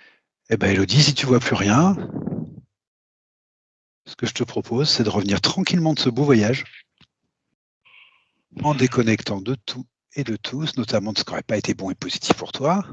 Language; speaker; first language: French; native; French